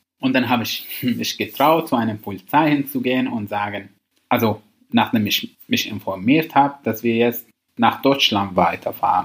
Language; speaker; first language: German; non-native, learner; Arabic